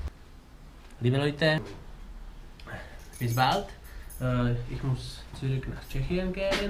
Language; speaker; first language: German; non-native, learner; Czech